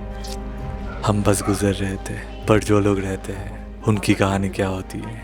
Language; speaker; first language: Hindi; non-native, local second language; Bangla